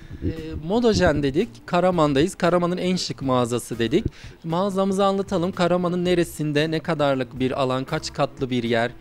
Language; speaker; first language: Turkish; native; Turkish